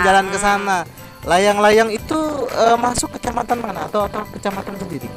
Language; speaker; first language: Indonesian; native; Indonesian